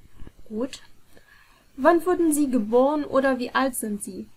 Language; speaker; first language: German; non-native, fluent; Arabic